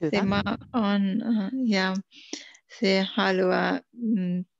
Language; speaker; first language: Finnish; non-native, learner; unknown